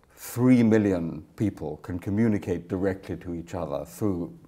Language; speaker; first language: English; native; English